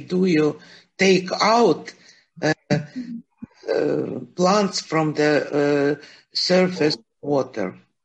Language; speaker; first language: English; non-native, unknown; Ukrainian